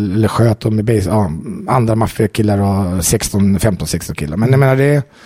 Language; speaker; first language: Swedish; native; Swedish